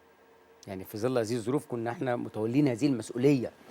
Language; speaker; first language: Arabic; native; Arabic